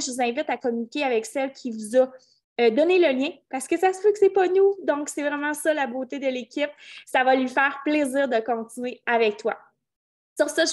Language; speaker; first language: French; native; French